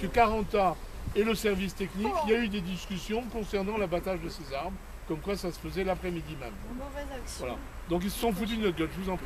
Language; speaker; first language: French; native; French